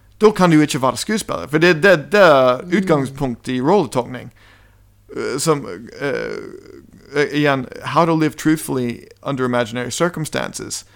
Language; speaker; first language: Norwegian; non-native, fluent; English